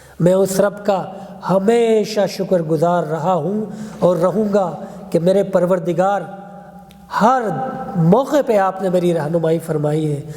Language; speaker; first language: Urdu; non-native, local second language; Pashto